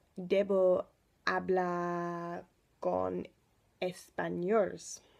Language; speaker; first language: Spanish; non-native, learner; English